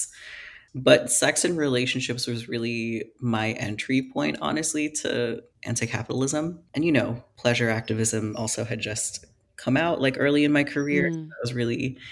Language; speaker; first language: English; non-native, local second language; Filipino